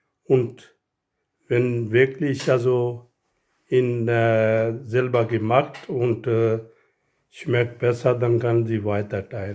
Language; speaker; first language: German; non-native, learner; Urdu